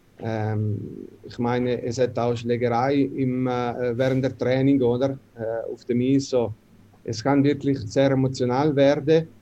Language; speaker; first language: German; non-native, local second language; Italian